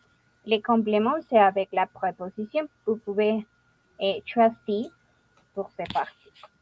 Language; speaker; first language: French; non-native, learner; Spanish